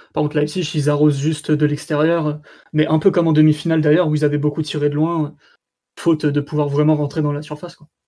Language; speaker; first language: French; native; French